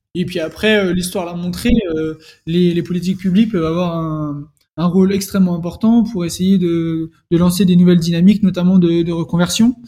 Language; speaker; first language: French; native; French